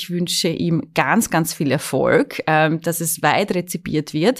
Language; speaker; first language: German; native; German